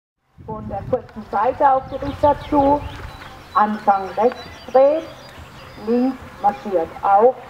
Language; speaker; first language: German; native; German